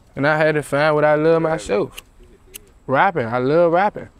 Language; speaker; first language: English; native; English